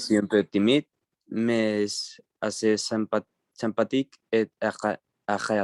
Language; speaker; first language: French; non-native, learner; Spanish